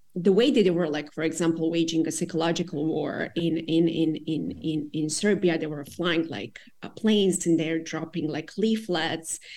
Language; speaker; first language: English; non-native, fluent; Serbian